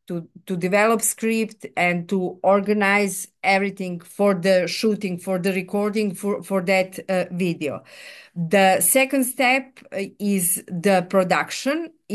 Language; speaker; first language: English; non-native, fluent; Serbian